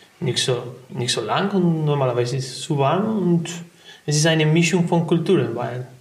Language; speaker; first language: German; non-native, learner; Spanish